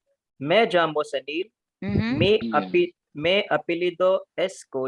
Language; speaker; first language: Spanish; non-native, learner; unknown